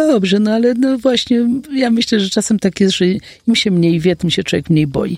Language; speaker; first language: Polish; native; Polish